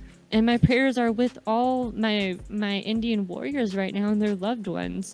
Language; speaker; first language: English; early bilingual, other home language; Spanish